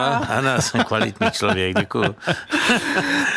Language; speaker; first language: Czech; native; Czech